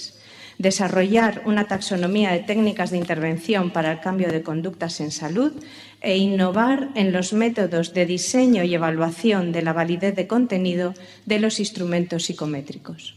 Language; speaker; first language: Spanish; native; Spanish